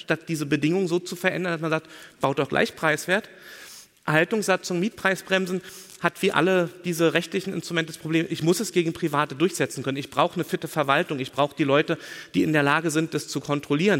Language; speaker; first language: German; native; German